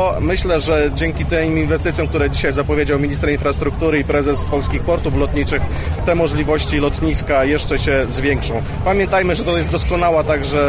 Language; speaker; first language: Polish; native; Polish